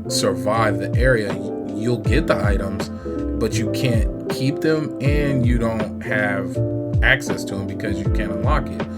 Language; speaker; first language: English; native; English